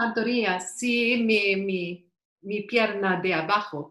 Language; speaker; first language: Spanish; non-native, learner; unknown